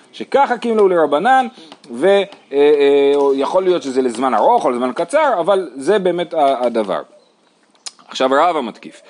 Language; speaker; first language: Hebrew; native; Hebrew